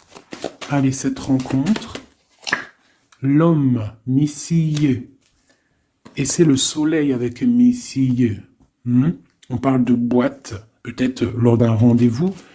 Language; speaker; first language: French; native; French